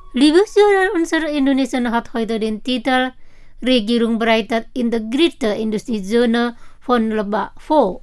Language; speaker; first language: German; non-native, fluent; Indonesian